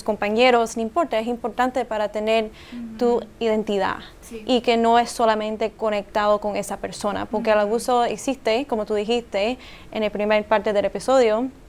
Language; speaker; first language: Spanish; early bilingual, heritage; Spanish